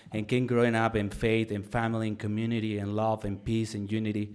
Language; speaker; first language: English; non-native, learner; Spanish